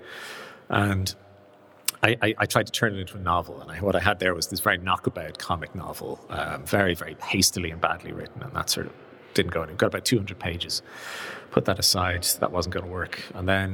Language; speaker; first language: English; native; English